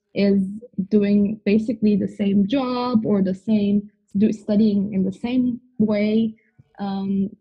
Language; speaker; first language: English; non-native, fluent; Turkish